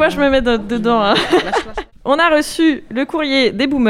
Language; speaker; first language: French; native; French